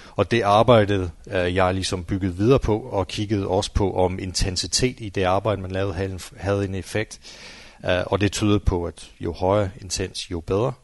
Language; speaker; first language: Danish; non-native, fluent; English